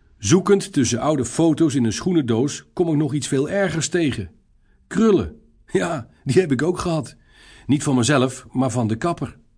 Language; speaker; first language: Dutch; native; Dutch